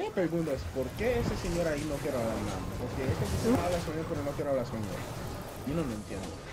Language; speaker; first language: Spanish; early bilingual, heritage; Spanish